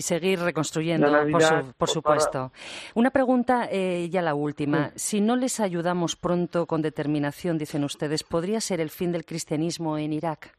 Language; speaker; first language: Spanish; native; Spanish